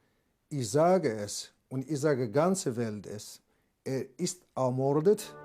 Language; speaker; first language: German; non-native, learner; Arabic